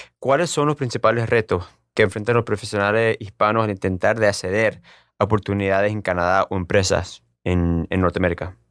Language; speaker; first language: Spanish; early bilingual, heritage; Spanish